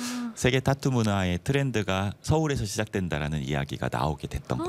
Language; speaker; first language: Korean; native; Korean